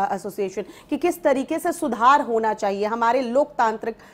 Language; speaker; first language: Hindi; native; Hindi